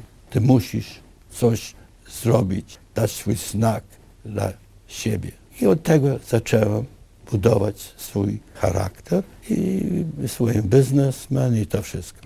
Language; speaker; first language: Polish; early bilingual, other home language; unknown